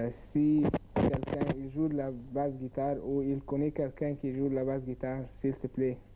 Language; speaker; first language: French; non-native, learner; Arabic